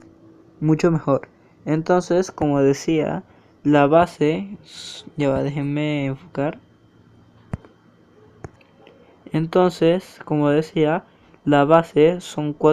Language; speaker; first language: Spanish; native; Spanish